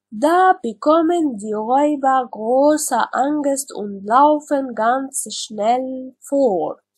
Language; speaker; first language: German; non-native, learner; Arabic